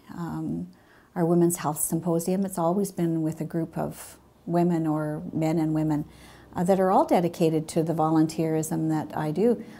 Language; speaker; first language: English; native; English